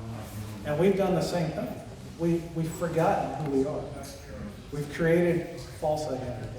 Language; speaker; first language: English; native; English